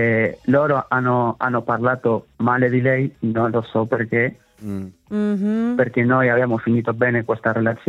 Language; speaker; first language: Italian; non-native, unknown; Spanish